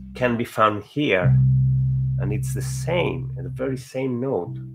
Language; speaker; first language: English; non-native, fluent; Italian